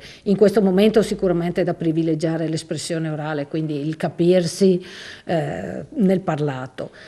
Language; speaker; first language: Italian; native; Italian